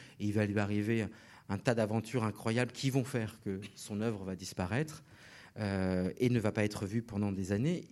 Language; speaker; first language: French; native; French